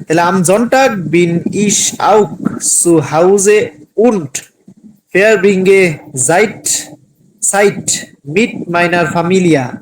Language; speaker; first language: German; non-native, learner; Bangla